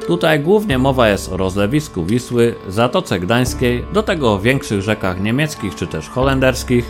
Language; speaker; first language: Polish; native; Polish